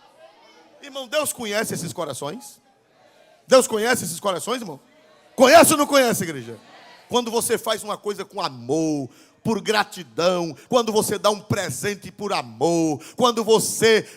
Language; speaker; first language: Portuguese; native; Portuguese